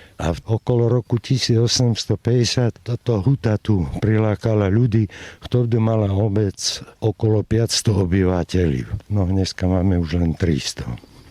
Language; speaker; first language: Slovak; non-native, local second language; Rusyn